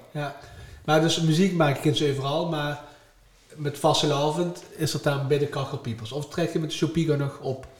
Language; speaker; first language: Dutch; native; Dutch